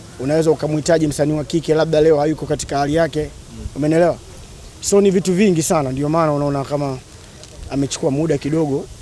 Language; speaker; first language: Swahili; native; Swahili